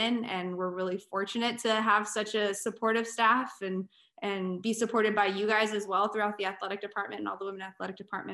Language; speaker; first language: English; native; English